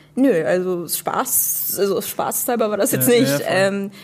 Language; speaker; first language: German; non-native, fluent; English